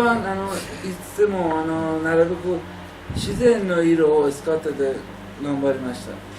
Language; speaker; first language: Japanese; non-native, learner; Persian